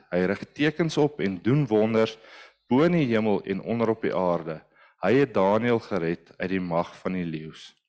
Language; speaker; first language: Afrikaans; non-native, local second language; English